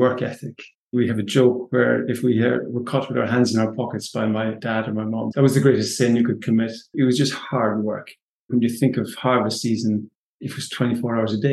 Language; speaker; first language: English; native; English